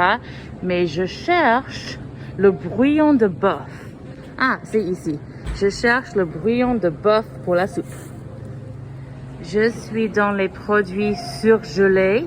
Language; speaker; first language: French; non-native, fluent; English